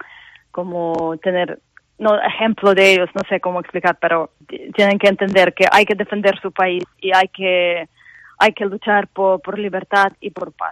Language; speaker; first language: Spanish; non-native, fluent; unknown